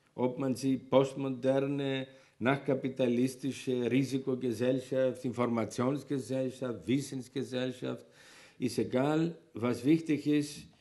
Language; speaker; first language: German; non-native, fluent; Greek